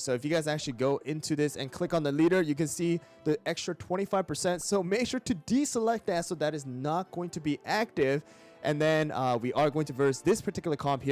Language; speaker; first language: English; native; English